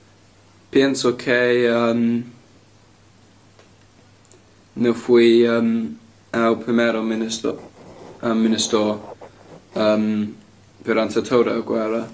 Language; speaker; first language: Spanish; non-native, learner; English